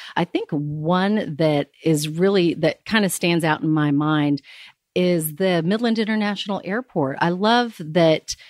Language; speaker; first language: English; native; English